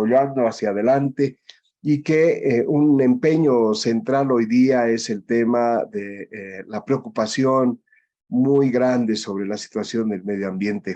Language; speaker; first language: Spanish; native; Spanish